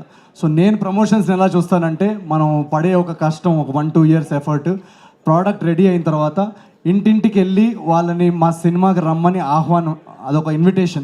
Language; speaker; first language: Telugu; native; Telugu